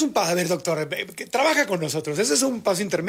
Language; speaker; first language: Spanish; native; Spanish